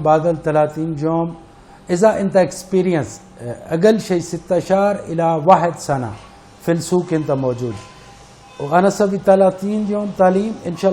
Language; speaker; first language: Arabic; non-native, learner; Urdu